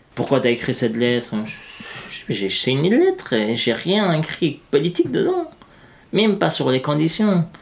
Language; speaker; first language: French; non-native, fluent; Persian